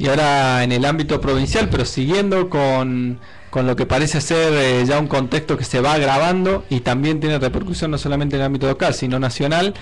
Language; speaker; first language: Spanish; native; Spanish